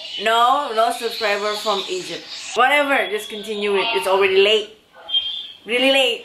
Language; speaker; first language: English; non-native, fluent; Indonesian